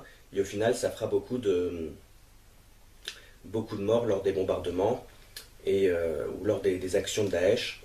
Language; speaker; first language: French; native; French